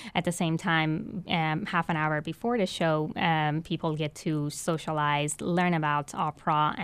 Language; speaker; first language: English; non-native, fluent; Persian